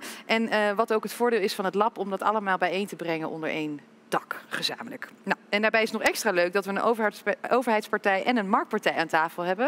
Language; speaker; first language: Dutch; native; Dutch